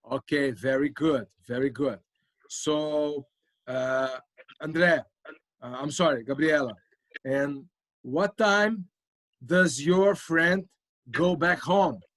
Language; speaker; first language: English; non-native, local second language; Portuguese